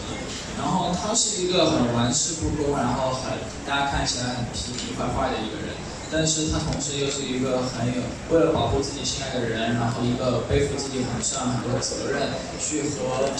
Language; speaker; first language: Chinese; native; Chinese